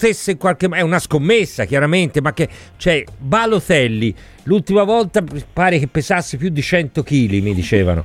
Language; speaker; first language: Italian; native; Italian